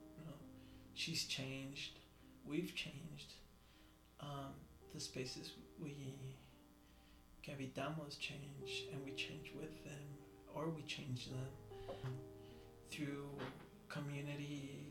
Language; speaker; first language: English; early bilingual, other home language; Spanish